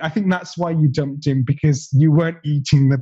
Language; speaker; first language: English; native; English